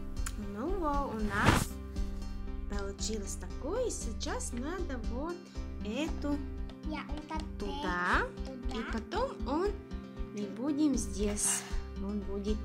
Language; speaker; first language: Russian; non-native, learner; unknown